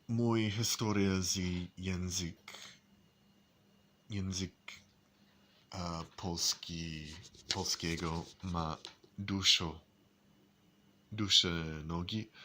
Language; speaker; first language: Polish; non-native, learner; English